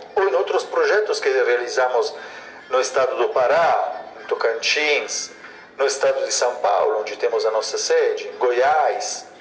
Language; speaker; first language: Portuguese; non-native, fluent; Italian